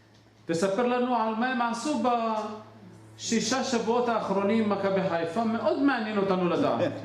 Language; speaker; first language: Hebrew; native; Hebrew